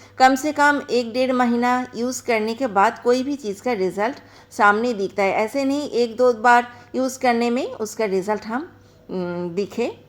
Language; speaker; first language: Hindi; non-native, local second language; Bangla